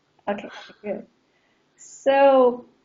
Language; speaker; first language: English; non-native, fluent; Russian